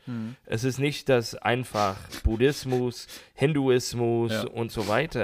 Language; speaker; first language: German; non-native, learner; English